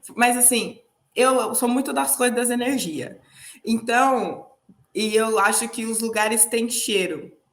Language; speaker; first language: Portuguese; native; Portuguese